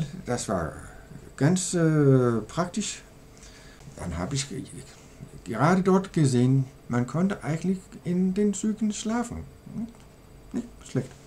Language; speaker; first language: German; non-native, learner; Danish